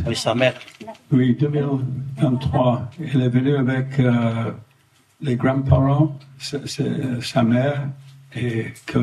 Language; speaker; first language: French; non-native, fluent; English